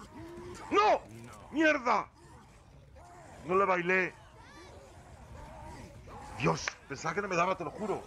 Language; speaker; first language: Spanish; native; Spanish